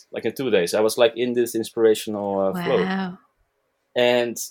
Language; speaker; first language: English; non-native, fluent; Dutch